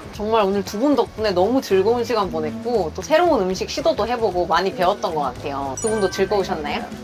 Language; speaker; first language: Korean; native; Korean